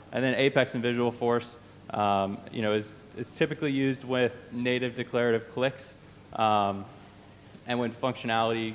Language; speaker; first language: English; native; English